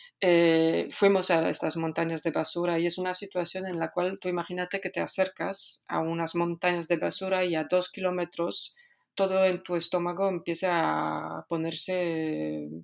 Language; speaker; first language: Spanish; non-native, fluent; Polish